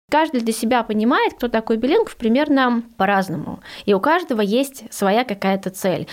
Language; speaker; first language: Russian; early bilingual, heritage; Russian